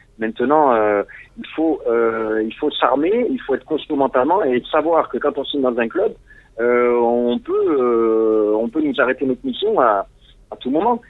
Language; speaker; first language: French; non-native, local second language; Arabic